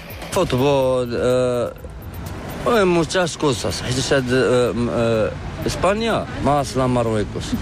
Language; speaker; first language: Spanish; non-native, learner; Arabic